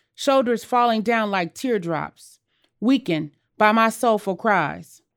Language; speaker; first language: English; native; English